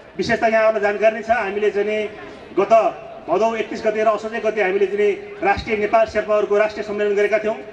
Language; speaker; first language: Nepali; non-native, local second language; Sherpa